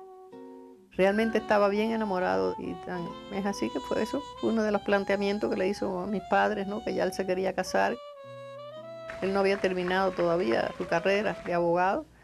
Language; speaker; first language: Spanish; native; Spanish